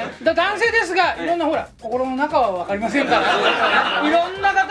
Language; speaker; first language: Japanese; native; Japanese